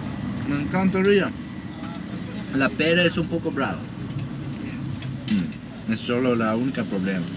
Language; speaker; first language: Spanish; non-native, learner; English